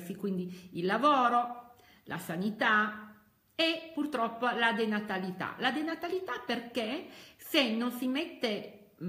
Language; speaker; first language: Italian; native; Italian